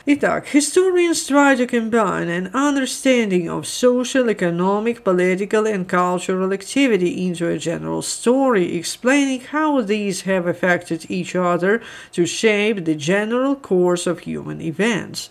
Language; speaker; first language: English; non-native, fluent; Ukrainian